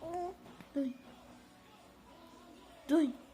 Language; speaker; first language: Chinese; non-native, fluent; Indonesian